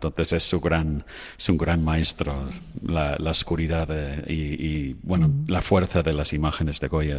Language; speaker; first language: Spanish; non-native, fluent; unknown